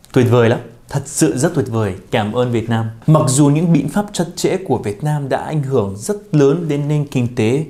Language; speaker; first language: Vietnamese; non-native, fluent; Arabic